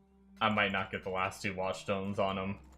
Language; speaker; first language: English; native; English